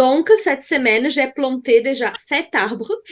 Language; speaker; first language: French; non-native, fluent; Portuguese